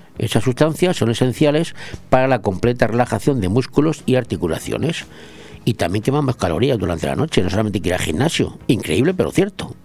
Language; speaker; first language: Spanish; native; Spanish